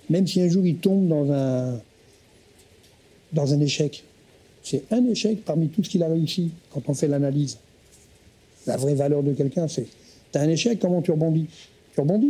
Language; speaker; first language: French; native; French